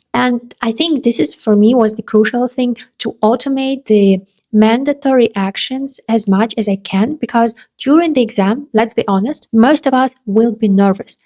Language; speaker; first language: English; non-native, fluent; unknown